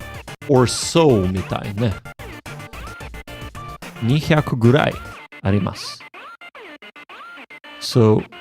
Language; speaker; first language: Japanese; non-native, learner; English